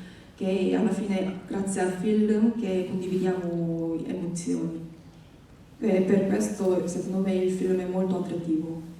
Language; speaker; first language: Italian; non-native, fluent; Korean